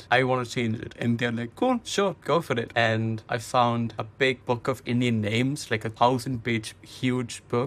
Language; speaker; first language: English; non-native, local second language; Hindi